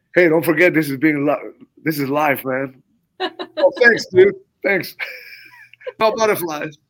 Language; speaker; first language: English; non-native, fluent; Spanish